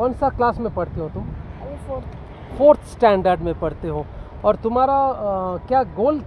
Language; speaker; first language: Hindi; non-native, local second language; Bangla